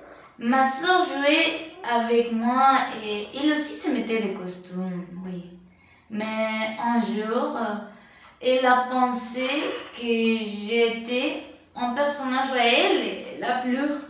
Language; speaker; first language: French; non-native, learner; Spanish